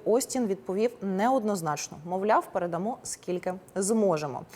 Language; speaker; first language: Ukrainian; native; Ukrainian